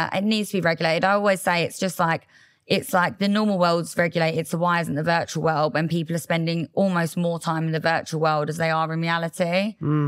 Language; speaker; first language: English; native; English